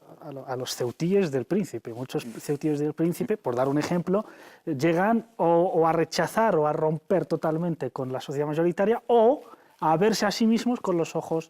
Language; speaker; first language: Spanish; native; Spanish